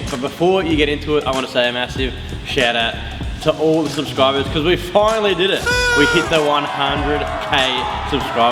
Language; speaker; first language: English; native; English